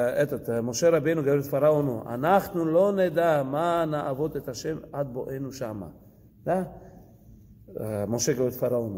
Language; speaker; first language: Russian; early bilingual, heritage; Russian